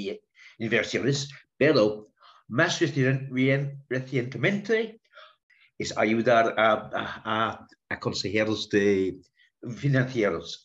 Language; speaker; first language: Spanish; non-native, learner; English